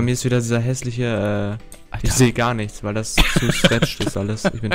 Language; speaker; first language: German; native; German